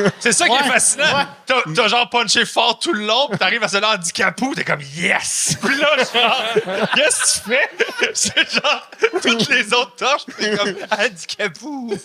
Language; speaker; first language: French; native; French